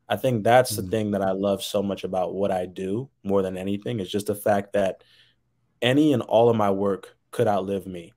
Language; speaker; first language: English; native; English